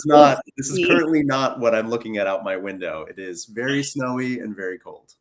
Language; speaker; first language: English; native; English